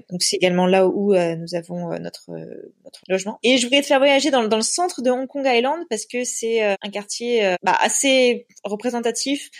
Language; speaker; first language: French; native; French